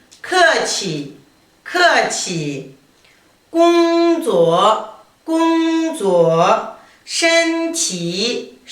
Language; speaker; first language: Chinese; non-native, fluent; Kazakh